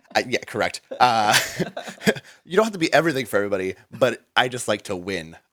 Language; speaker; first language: English; native; English